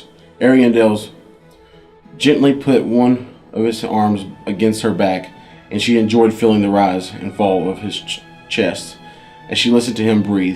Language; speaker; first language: English; native; English